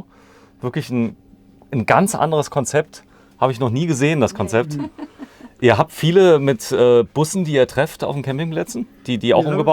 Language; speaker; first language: German; native; German